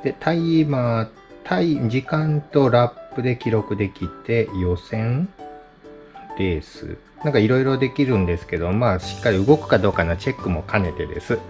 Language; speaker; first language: Japanese; native; Japanese